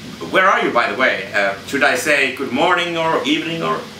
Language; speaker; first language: English; non-native, fluent; Finnish